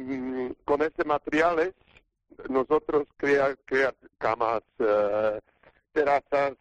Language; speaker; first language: Spanish; non-native, learner; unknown